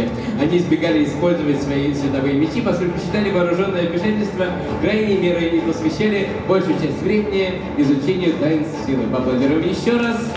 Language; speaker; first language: Russian; native; Russian